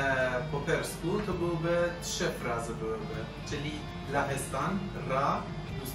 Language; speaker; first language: Polish; non-native, fluent; Persian